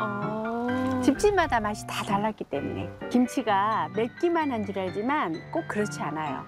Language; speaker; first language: Korean; native; Korean